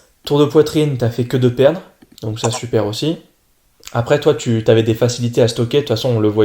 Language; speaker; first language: French; native; French